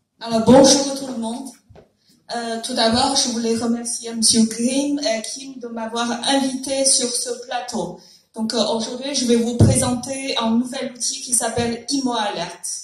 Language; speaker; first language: French; non-native, fluent; Chinese